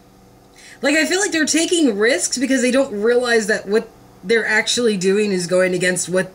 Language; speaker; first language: English; native; English